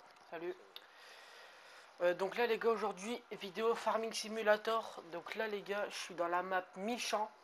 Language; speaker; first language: French; native; French